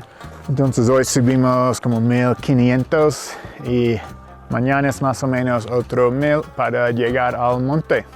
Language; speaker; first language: Spanish; non-native, fluent; English